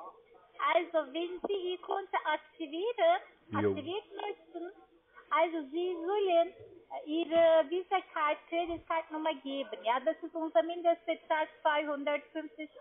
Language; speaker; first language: German; non-native, learner; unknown